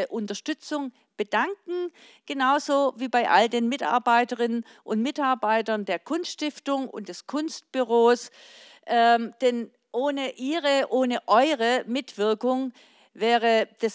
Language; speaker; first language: German; native; German